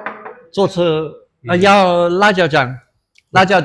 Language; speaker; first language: Chinese; non-native, fluent; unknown